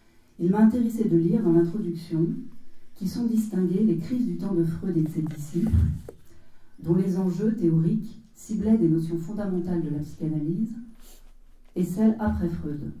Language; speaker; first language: French; native; French